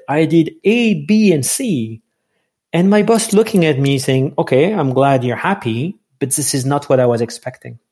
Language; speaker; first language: English; non-native, fluent; French